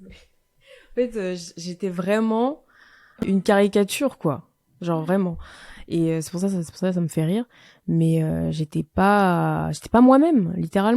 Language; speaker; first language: French; native; French